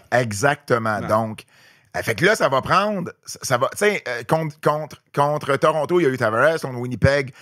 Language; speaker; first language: French; native; French